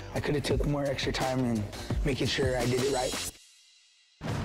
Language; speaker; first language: English; native; English